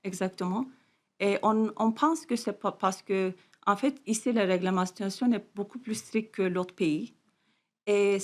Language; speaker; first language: French; non-native, fluent; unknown